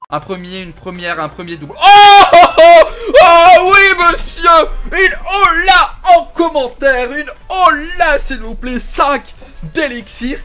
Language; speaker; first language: French; native; French